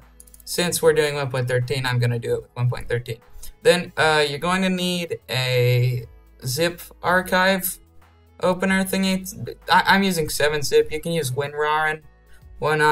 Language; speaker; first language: English; native; English